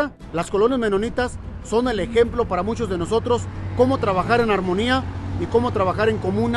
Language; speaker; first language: Spanish; native; Spanish